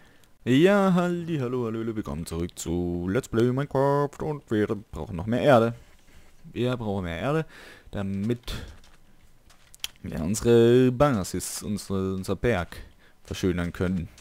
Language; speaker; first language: German; native; German